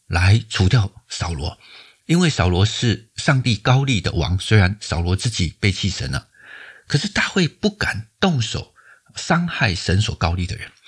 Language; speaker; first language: Chinese; native; Chinese